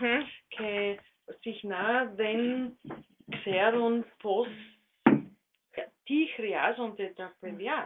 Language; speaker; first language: Greek; non-native, learner; German